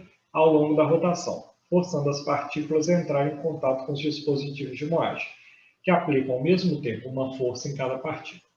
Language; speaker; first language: Portuguese; native; Portuguese